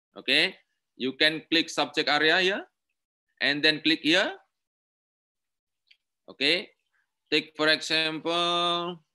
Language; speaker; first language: English; non-native, learner; Indonesian